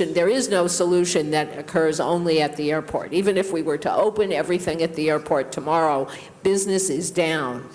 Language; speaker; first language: English; native; English